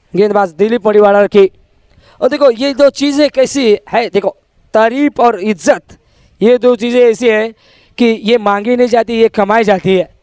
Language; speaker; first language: Hindi; native; Hindi